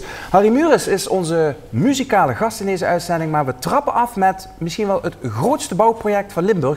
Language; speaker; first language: Dutch; native; Dutch